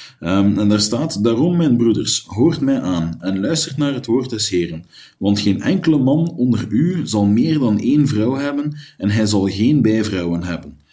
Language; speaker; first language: Dutch; native; Dutch